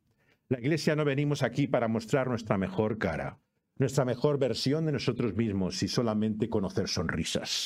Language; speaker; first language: Spanish; native; Spanish